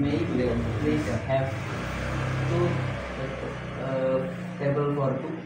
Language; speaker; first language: English; non-native, learner; Indonesian